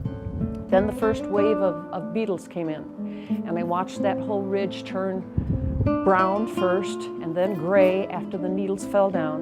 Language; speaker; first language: English; native; English